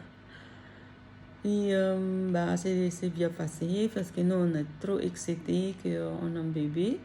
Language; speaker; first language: French; non-native, learner; Filipino